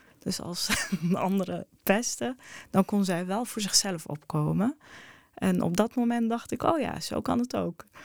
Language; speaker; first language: Dutch; early bilingual, other home language; Arabic